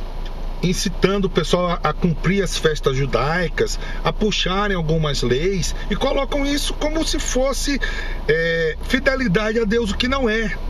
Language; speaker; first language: Portuguese; native; Portuguese